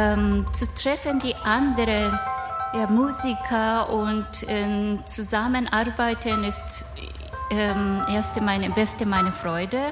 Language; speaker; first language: German; non-native, learner; Japanese